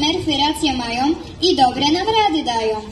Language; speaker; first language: Polish; native; Polish